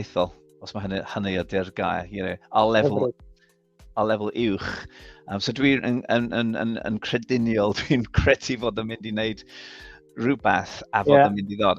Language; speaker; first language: Welsh; non-native, fluent; English